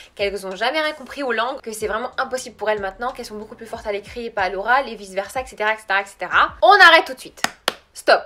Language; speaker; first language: French; early bilingual, other home language; Arabic